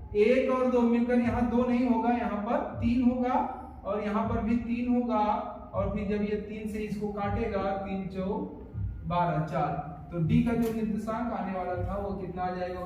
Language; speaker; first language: Hindi; native; Hindi